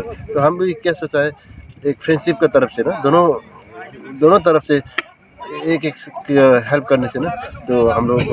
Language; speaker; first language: Hindi; non-native, local second language; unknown